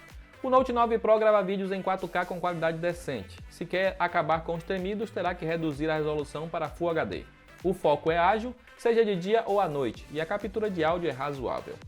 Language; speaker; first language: Portuguese; native; Portuguese